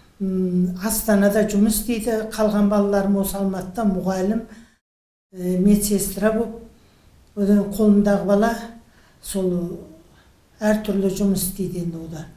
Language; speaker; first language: Kazakh; native; Kazakh